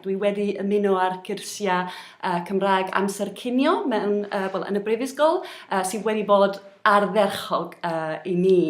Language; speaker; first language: Welsh; non-native, learner; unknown